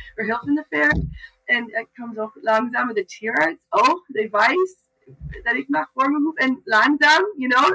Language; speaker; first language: German; non-native, learner; English